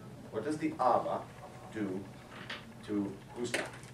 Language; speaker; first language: English; native; English